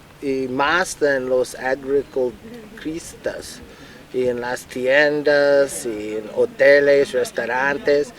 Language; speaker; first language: Spanish; non-native, learner; English